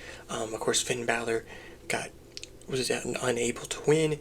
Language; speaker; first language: English; native; English